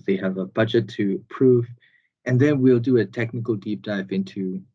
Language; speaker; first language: English; non-native, fluent; Burmese